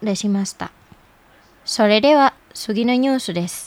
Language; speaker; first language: Japanese; non-native, fluent; Indonesian